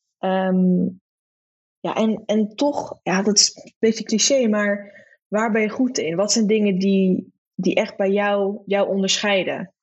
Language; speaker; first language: Dutch; native; Dutch